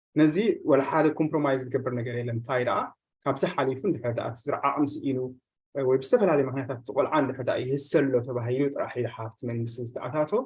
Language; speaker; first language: Tigrinya; native; Tigrinya